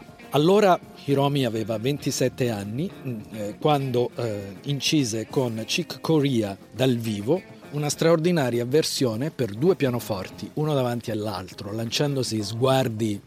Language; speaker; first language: Italian; native; Italian